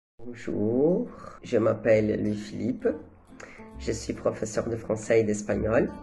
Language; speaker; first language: French; non-native, fluent; Portuguese